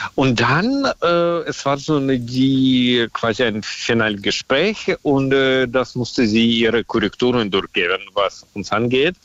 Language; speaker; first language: German; non-native, fluent; Russian